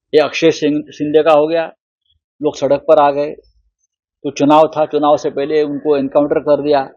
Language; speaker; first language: Hindi; non-native, local second language; Marathi